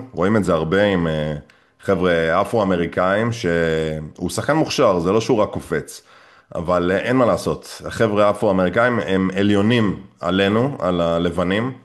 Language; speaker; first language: Hebrew; native; Hebrew